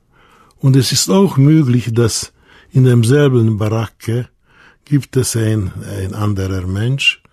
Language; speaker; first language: German; non-native, fluent; Hungarian